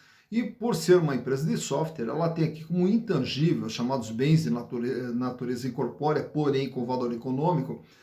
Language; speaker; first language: Portuguese; native; Portuguese